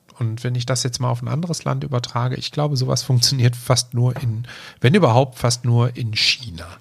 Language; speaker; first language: German; native; German